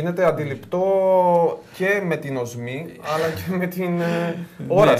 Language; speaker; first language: Greek; native; Greek